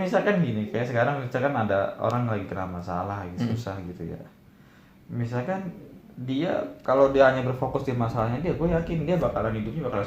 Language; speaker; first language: Indonesian; native; Indonesian